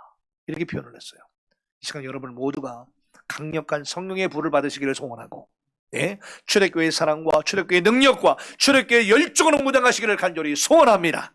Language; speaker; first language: Korean; native; Korean